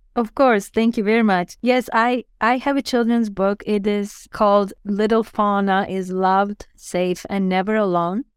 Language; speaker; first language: English; non-native, fluent; Turkish